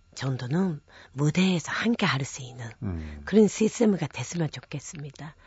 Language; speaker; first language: Korean; non-native, fluent; Japanese